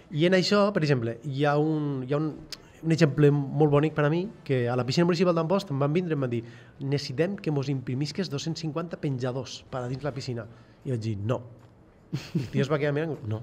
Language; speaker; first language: Catalan; native; Catalan